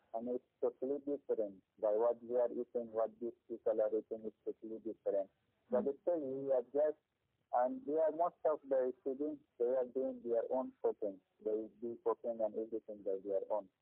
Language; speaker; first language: English; non-native, learner; Persian